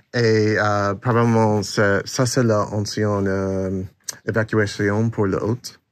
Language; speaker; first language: French; non-native, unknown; English